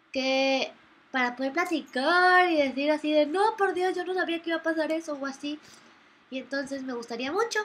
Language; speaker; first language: Spanish; native; Spanish